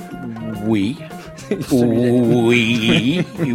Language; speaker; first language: French; non-native, fluent; English